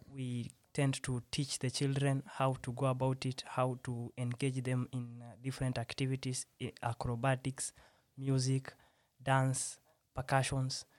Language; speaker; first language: English; non-native, local second language; Swahili